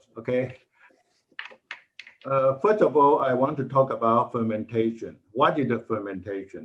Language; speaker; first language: English; non-native, learner; Chinese